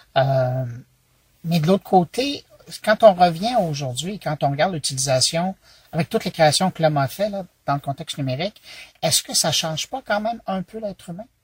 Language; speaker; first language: French; native; French